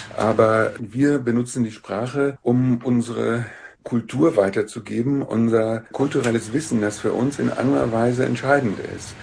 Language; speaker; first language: German; native; German